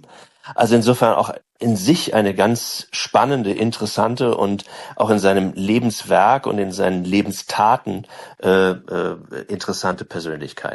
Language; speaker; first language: German; native; German